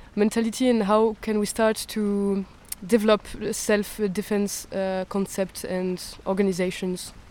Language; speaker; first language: English; non-native, fluent; French